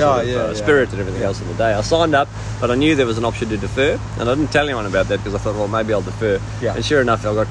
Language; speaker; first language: English; native; English